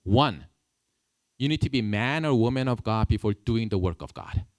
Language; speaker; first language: English; early bilingual, other home language; Korean